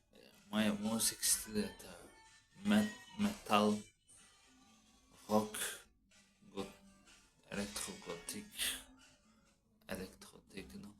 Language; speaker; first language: Russian; non-native, learner; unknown